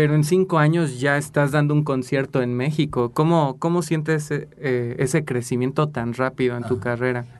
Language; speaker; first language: Spanish; native; Spanish